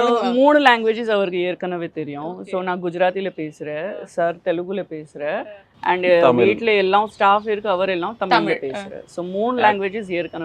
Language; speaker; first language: Tamil; non-native, fluent; Gujarati